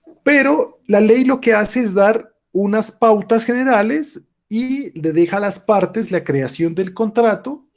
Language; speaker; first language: Spanish; native; Spanish